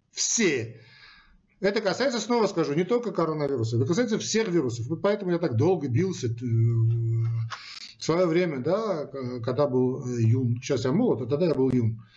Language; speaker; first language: Russian; non-native, local second language; Armenian